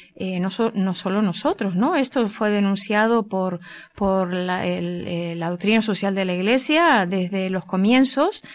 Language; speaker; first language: Spanish; native; Spanish